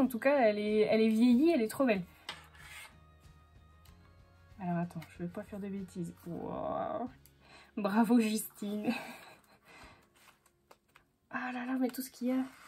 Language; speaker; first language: French; native; French